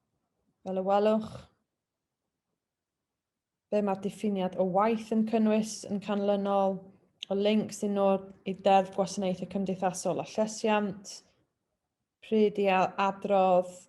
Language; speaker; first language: Welsh; native; Welsh